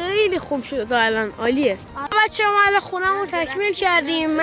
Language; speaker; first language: Persian; native; Persian